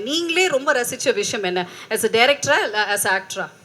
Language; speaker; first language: Tamil; native; Tamil